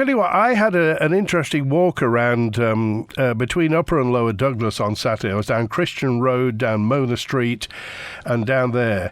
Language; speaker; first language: English; native; English